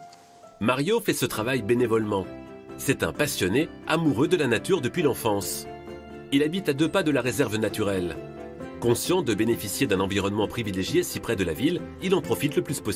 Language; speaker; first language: French; native; French